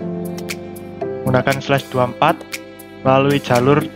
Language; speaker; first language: Indonesian; native; Indonesian